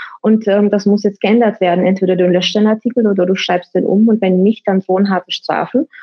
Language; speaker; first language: German; early bilingual, other home language; Romanian